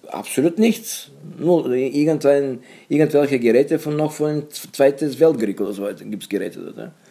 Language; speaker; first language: German; non-native, fluent; Bulgarian